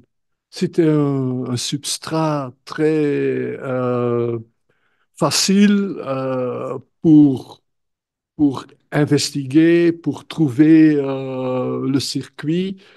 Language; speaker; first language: French; non-native, local second language; Dutch